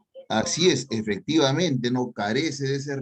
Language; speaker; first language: Spanish; native; Spanish